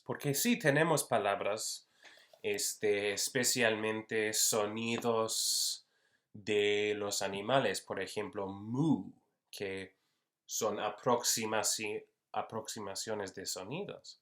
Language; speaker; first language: Spanish; non-native, fluent; English